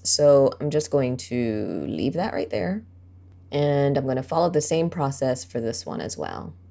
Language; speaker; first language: English; native; English